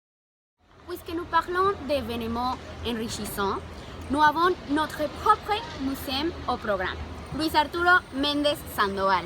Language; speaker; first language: French; non-native, learner; Spanish